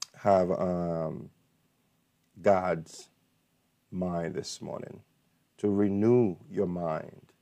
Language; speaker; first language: English; non-native, fluent; Haitian Creole